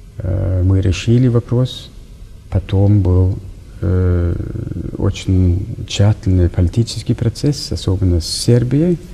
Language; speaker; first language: Russian; non-native, fluent; Norwegian